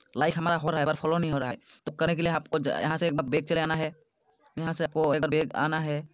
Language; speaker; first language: Hindi; non-native, local second language; Odia